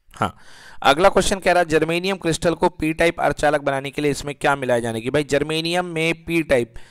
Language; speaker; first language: Hindi; native; Hindi